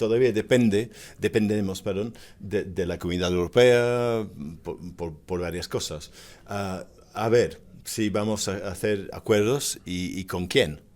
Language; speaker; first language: Spanish; non-native, fluent; English